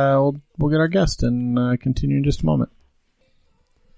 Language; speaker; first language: English; native; English